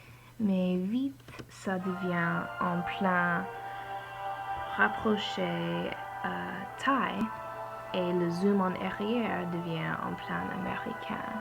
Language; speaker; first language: French; non-native, learner; English